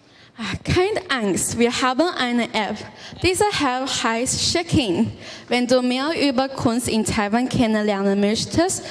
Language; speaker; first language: German; non-native, learner; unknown